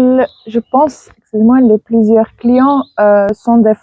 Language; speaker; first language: French; non-native, fluent; Dutch